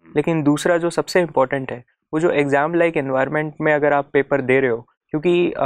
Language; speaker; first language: Hindi; non-native, local second language; Marathi